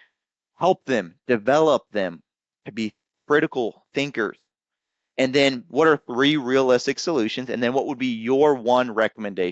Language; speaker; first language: English; native; English